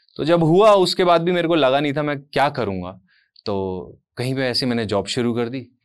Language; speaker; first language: Hindi; native; Hindi